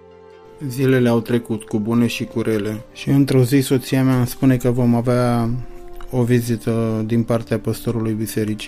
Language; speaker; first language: Romanian; native; Romanian